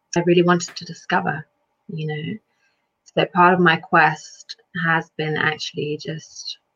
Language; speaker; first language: English; early bilingual, other home language; Lithuanian